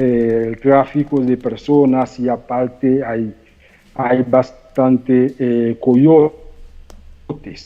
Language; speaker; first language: Spanish; non-native, fluent; Haitian Creole